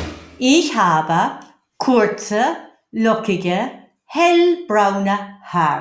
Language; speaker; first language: German; non-native, fluent; English